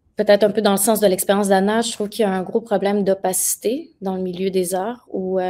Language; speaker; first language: French; native; French